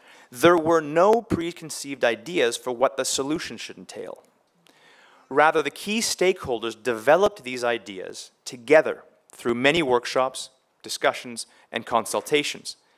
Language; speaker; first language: English; native; English